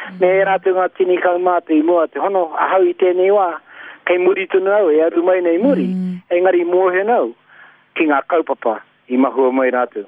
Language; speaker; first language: Māori; native; Māori